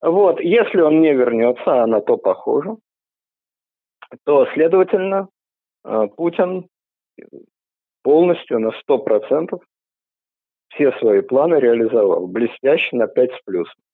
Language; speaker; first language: Russian; native; Russian